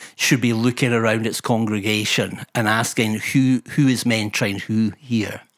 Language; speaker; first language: English; native; English